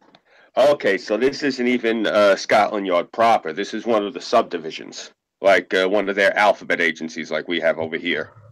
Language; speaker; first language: English; native; English